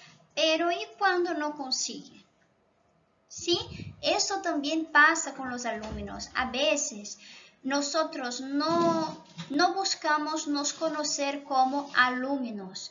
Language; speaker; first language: Spanish; non-native, local second language; Portuguese